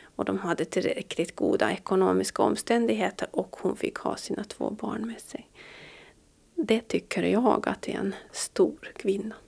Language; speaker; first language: Swedish; native; Swedish